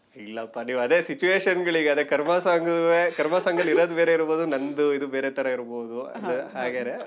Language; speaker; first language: Kannada; native; Kannada